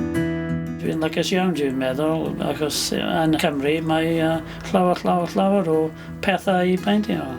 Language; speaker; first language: Welsh; non-native, learner; English